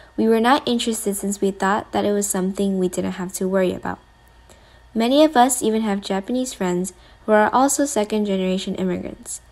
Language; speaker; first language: English; native; English